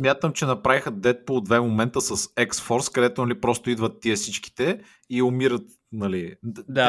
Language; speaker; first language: Bulgarian; native; Bulgarian